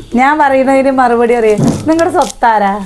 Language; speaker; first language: Malayalam; native; Malayalam